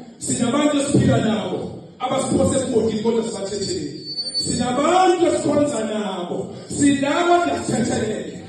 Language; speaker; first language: Zulu; native; Zulu